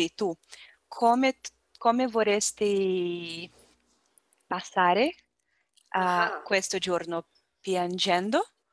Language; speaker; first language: Italian; non-native, learner; Portuguese